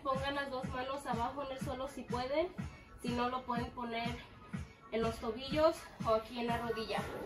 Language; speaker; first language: Spanish; early bilingual, heritage; Spanish